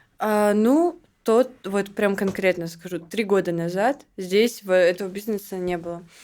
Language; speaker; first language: Russian; native; Russian